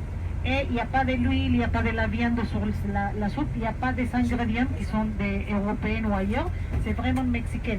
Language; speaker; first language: French; non-native, fluent; Spanish